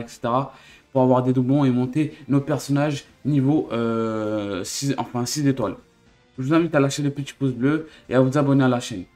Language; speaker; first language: French; native; French